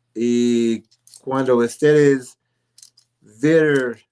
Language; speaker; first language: Spanish; non-native, learner; English